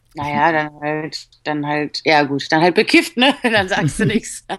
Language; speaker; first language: German; early bilingual, other home language; Polish